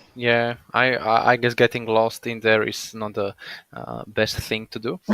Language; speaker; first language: English; non-native, fluent; Slovak